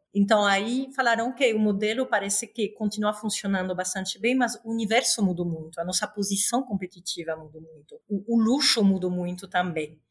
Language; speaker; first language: Portuguese; non-native, fluent; Spanish